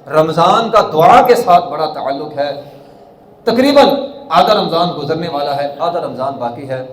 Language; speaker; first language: Urdu; non-native, local second language; Punjabi